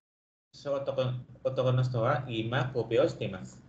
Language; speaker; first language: Japanese; non-native, fluent; Filipino